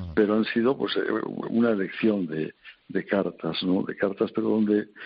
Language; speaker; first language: Spanish; native; Spanish